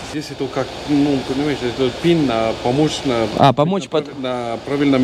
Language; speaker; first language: Russian; non-native, learner; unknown